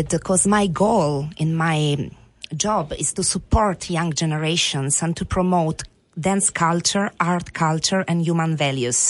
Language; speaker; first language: English; non-native, fluent; Italian